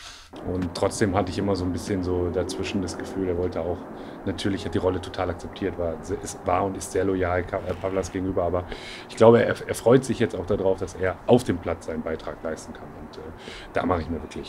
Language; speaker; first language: German; native; German